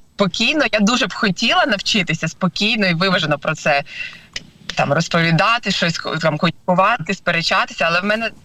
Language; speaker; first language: Ukrainian; non-native, local second language; Russian